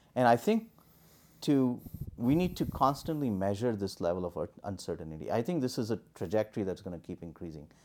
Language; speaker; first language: English; non-native, local second language; Hindi